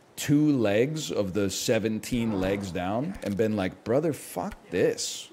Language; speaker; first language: English; native; English